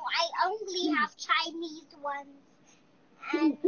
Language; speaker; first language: English; non-native, learner; Chinese